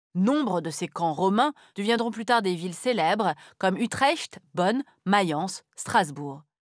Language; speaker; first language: French; native; French